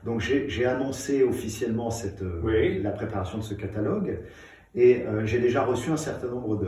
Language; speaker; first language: French; native; French